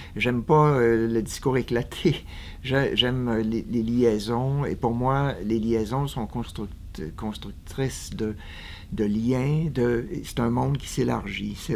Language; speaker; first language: French; native; French